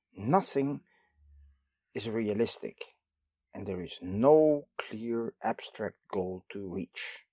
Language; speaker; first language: English; non-native, fluent; Dutch